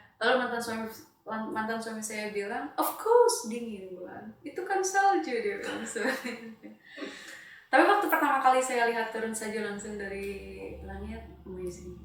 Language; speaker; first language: Indonesian; non-native, local second language; Sundanese